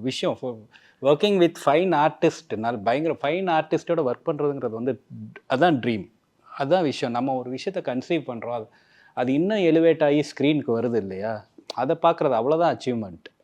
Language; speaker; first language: Tamil; native; Tamil